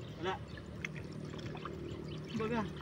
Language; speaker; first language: Filipino; native; Filipino